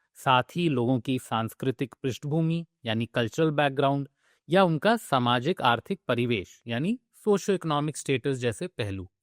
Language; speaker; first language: Hindi; native; Hindi